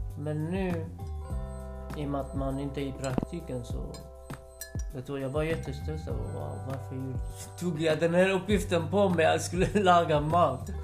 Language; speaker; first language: Swedish; non-native, fluent; Kurdish